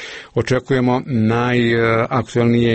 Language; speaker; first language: Croatian; native; Croatian